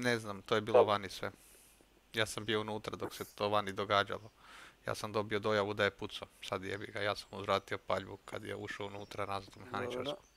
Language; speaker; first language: Serbian; native; Serbian